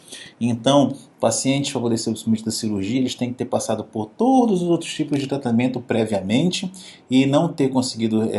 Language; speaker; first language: Portuguese; native; Portuguese